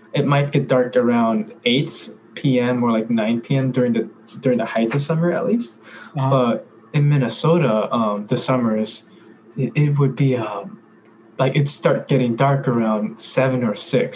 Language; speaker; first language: English; early bilingual, other home language; Korean